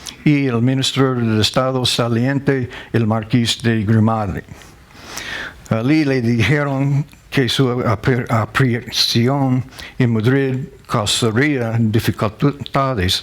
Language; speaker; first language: Spanish; non-native, learner; English